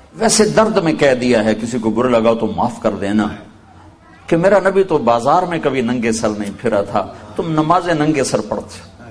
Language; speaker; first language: Urdu; non-native, local second language; Punjabi